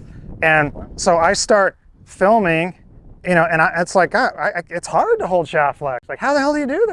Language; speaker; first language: English; native; English